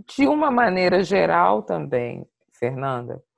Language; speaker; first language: Portuguese; native; Portuguese